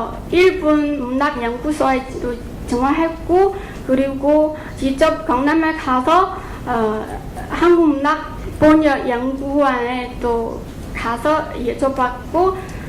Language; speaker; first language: Korean; non-native, fluent; Chinese